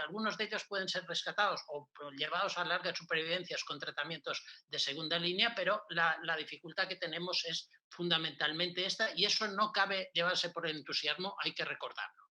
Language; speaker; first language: Spanish; native; Spanish